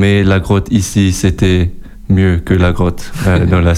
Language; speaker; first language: French; non-native, learner; German